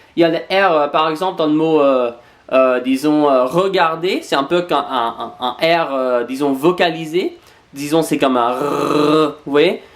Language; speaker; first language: French; non-native, fluent; English